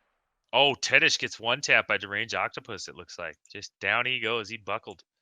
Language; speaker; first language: English; native; English